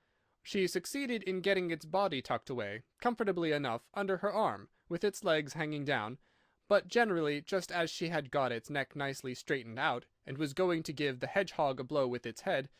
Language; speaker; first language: English; native; English